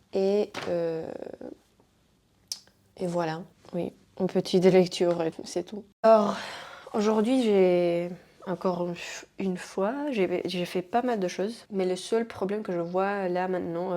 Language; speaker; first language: French; non-native, fluent; Spanish